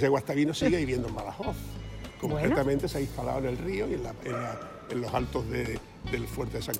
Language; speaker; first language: Spanish; native; Spanish